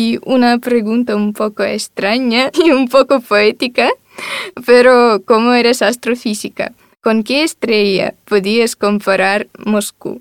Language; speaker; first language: Spanish; non-native, fluent; Russian